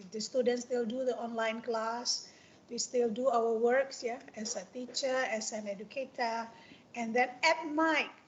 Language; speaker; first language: English; non-native, fluent; Indonesian